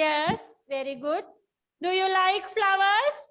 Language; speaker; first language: English; non-native, fluent; Sinhala